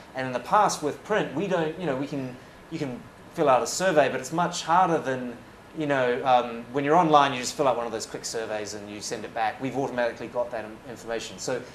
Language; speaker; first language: English; native; English